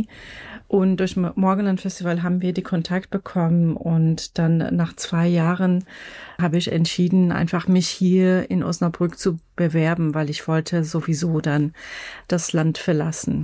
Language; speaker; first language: German; non-native, fluent; Persian